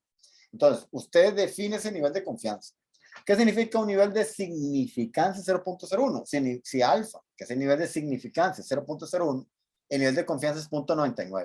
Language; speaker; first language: Spanish; native; Spanish